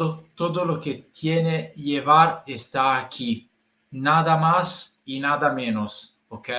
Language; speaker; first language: Spanish; non-native, learner; Italian